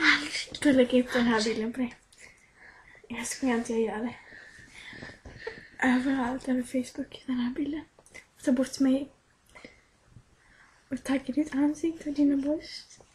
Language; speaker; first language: Swedish; native; Swedish